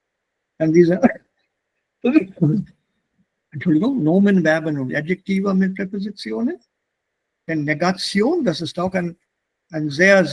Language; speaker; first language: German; non-native, fluent; Hindi